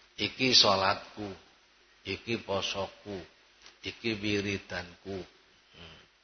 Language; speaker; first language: Indonesian; native; Indonesian